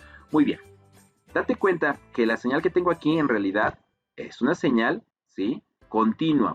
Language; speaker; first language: Spanish; native; Spanish